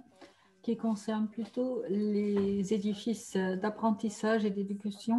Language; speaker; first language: French; non-native, fluent; German